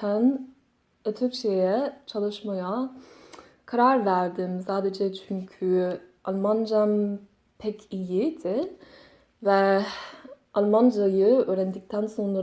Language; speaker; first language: Turkish; non-native, learner; English